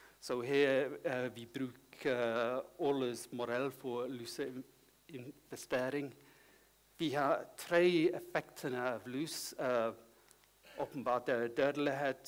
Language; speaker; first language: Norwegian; non-native, learner; English